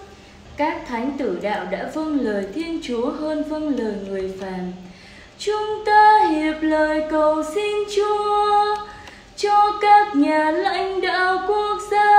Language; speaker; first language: Vietnamese; native; Vietnamese